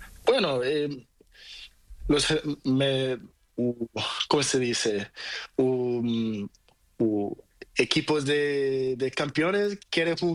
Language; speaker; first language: Spanish; non-native, learner; Portuguese